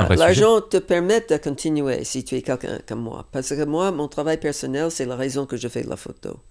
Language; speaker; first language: French; non-native, fluent; English